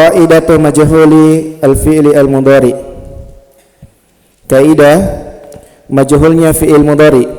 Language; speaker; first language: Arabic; non-native, fluent; Indonesian